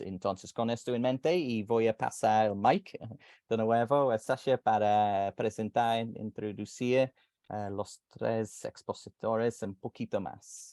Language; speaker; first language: Spanish; non-native, fluent; English